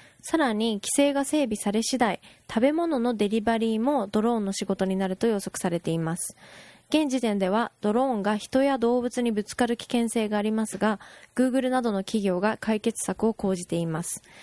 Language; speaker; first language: Japanese; early bilingual, heritage; Japanese